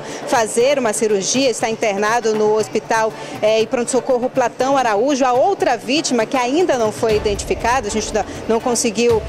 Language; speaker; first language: Portuguese; native; Portuguese